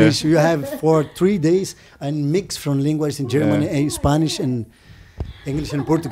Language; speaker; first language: English; non-native, learner; Portuguese